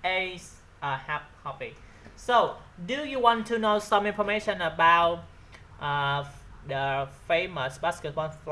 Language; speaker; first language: English; non-native, learner; Vietnamese